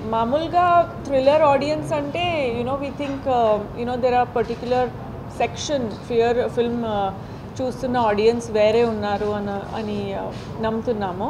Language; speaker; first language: Telugu; non-native, fluent; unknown